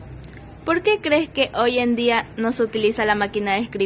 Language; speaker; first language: Spanish; native; Spanish